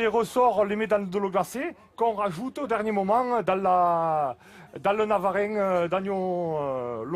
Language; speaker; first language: French; native; French